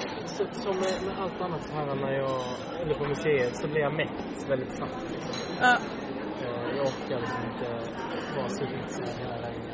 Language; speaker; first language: Swedish; native; Swedish